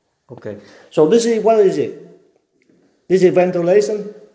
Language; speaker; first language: English; non-native, learner; Vietnamese